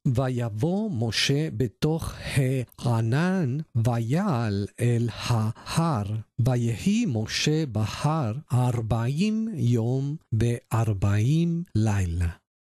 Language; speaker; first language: Hebrew; non-native, learner; Spanish